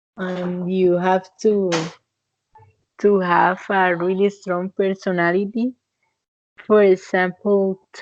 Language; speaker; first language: English; non-native, fluent; Spanish